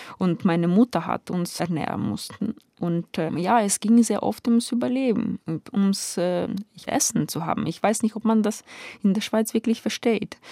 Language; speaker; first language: German; non-native, fluent; Ukrainian